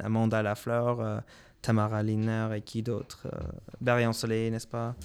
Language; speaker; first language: French; non-native, local second language; English